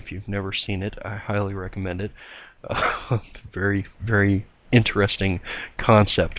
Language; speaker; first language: English; native; English